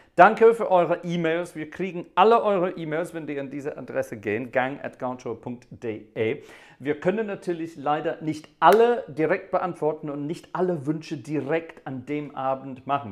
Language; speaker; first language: German; non-native, fluent; English